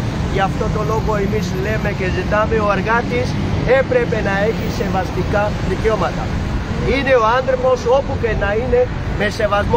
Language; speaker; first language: Greek; non-native, learner; Urdu